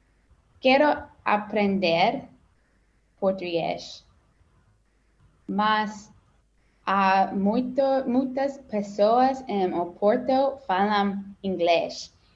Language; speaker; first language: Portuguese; non-native, learner; English